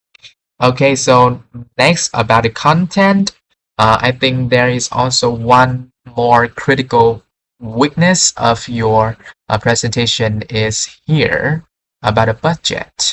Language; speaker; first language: English; non-native, fluent; Vietnamese